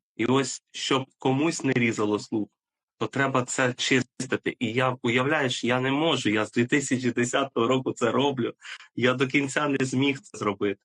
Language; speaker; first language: Ukrainian; native; Ukrainian